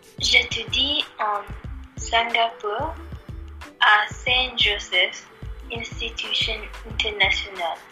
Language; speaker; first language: French; non-native, learner; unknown